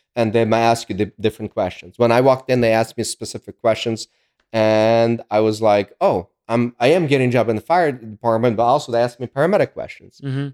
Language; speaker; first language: English; early bilingual, other home language; Ukrainian